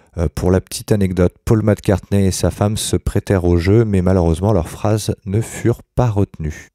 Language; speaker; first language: French; native; French